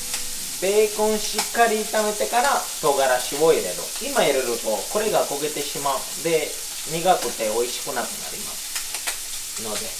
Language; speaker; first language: Japanese; non-native, fluent; Italian